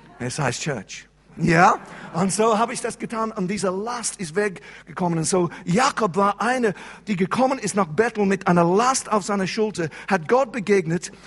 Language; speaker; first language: German; non-native, fluent; English